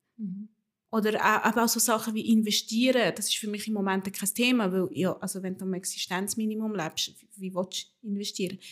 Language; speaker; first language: German; early bilingual, other home language; Spanish